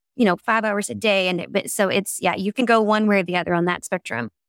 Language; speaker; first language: English; native; English